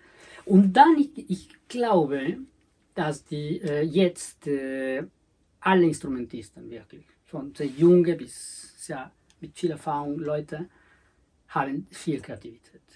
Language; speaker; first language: German; non-native, learner; Spanish